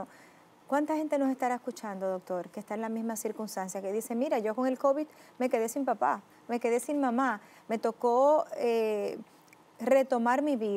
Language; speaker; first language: Spanish; native; Spanish